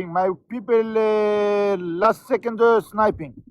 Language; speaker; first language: English; non-native, learner; Turkish